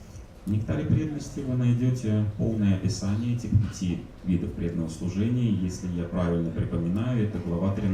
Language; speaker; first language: Russian; native; Russian